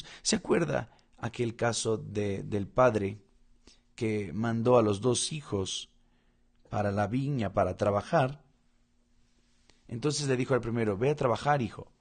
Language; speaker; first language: Spanish; non-native, fluent; Portuguese